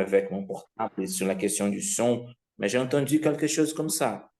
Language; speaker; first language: French; non-native, fluent; Portuguese